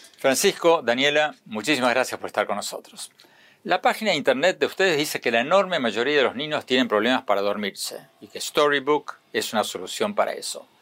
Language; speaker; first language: Spanish; native; Spanish